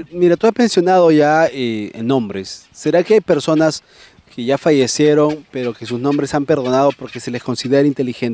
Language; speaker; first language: Spanish; native; Spanish